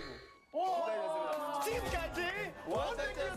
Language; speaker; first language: Korean; non-native, fluent; English